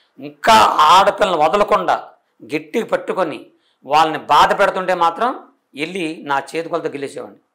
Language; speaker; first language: Telugu; non-native, local second language; Koya